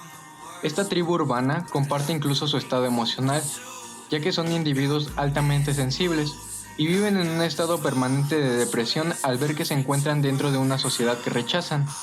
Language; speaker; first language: Spanish; native; Spanish